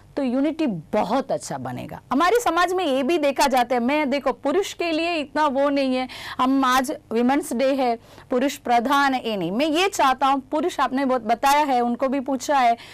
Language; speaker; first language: Hindi; non-native, local second language; Gujarati